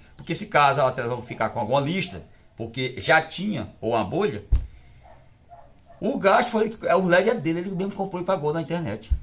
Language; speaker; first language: Portuguese; native; Portuguese